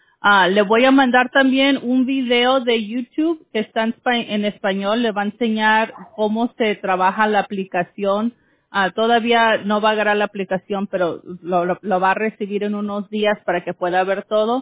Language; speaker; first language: Spanish; early bilingual, heritage; Spanish